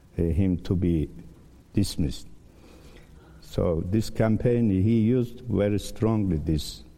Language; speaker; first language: English; non-native, learner; Turkish